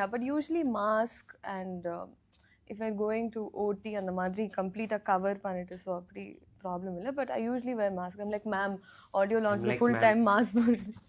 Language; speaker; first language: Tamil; non-native, learner; Telugu